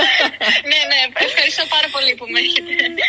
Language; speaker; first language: Greek; early bilingual, other home language; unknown